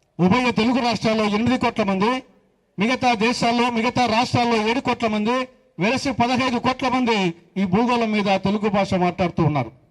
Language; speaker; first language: Telugu; native; Telugu